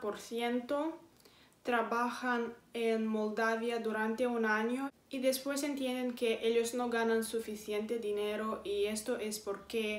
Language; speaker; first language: Spanish; non-native, fluent; Romanian